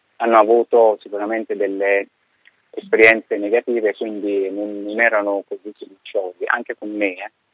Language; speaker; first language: Italian; non-native, fluent; Arabic